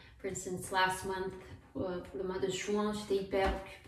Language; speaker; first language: French; non-native, fluent; Korean